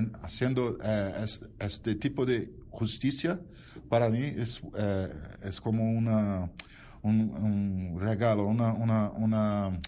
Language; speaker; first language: Spanish; non-native, learner; Portuguese